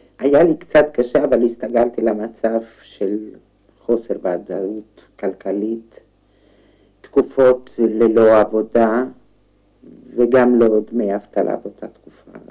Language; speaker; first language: Hebrew; non-native, fluent; Romanian